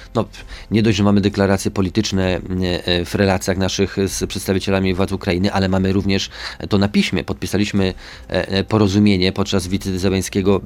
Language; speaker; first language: Polish; native; Polish